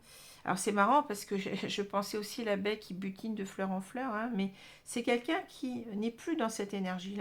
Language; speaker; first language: French; native; French